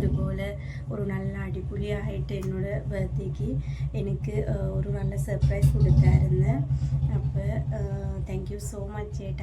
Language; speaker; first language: Malayalam; non-native, learner; Tamil